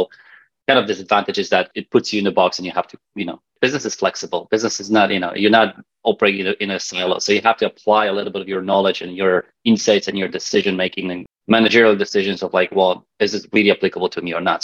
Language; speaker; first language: English; non-native, fluent; Polish